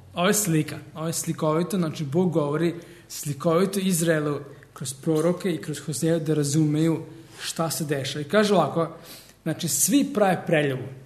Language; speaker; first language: Serbian; early bilingual, heritage; Serbian